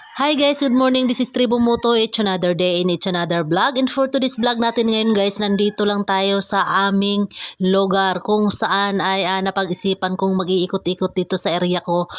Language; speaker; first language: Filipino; non-native, local second language; Cebuano